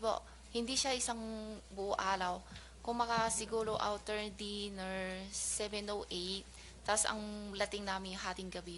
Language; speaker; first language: Filipino; non-native, learner; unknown